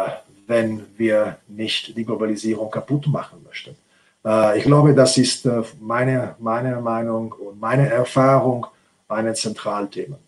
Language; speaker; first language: German; non-native, fluent; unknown